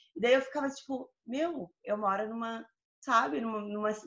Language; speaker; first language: Portuguese; native; Portuguese